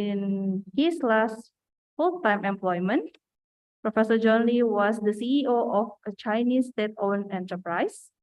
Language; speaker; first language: English; non-native, fluent; Indonesian